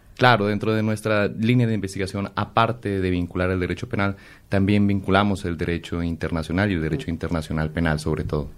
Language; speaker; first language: Spanish; native; Spanish